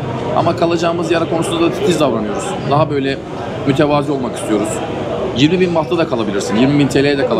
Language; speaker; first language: Turkish; native; Turkish